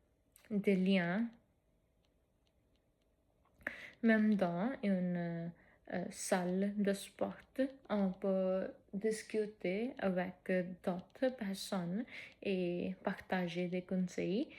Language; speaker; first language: French; non-native, fluent; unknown